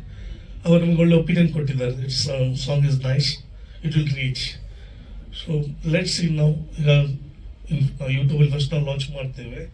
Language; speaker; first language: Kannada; non-native, local second language; Konkani